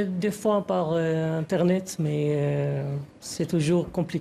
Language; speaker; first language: French; non-native, fluent; Arabic